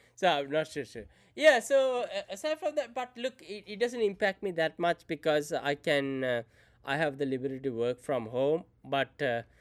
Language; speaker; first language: English; non-native, local second language; Sinhala